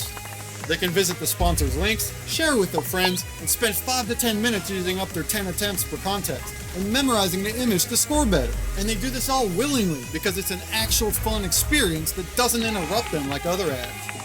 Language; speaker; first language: English; native; English